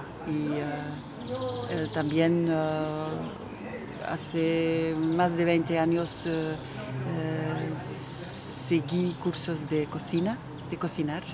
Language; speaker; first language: Spanish; non-native, fluent; Dutch